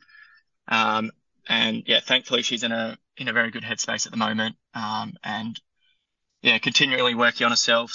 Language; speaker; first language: English; native; English